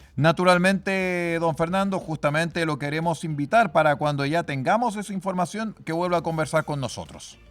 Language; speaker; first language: Spanish; native; Spanish